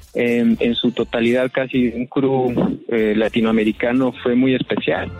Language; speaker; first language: Spanish; native; Spanish